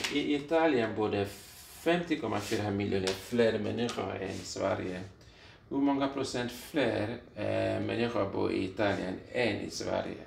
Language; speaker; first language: Swedish; non-native, fluent; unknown